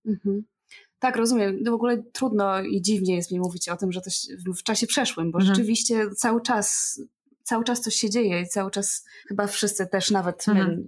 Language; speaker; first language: Polish; non-native, fluent; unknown